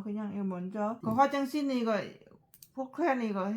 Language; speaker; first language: Korean; non-native, learner; Lao